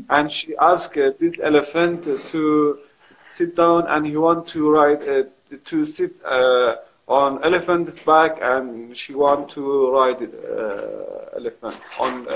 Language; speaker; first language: English; non-native, learner; Kurdish